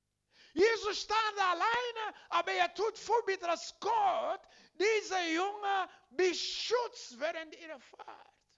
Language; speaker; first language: German; non-native, learner; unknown